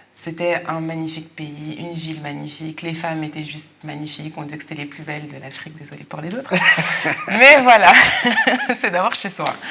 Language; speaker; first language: French; native; French